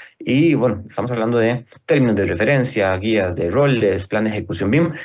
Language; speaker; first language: Spanish; native; Spanish